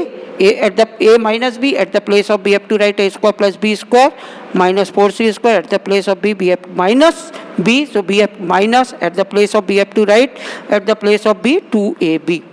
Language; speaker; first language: English; non-native, local second language; Hindi